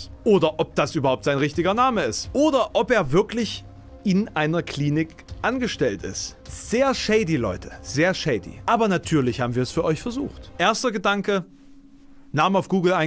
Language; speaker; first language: German; native; German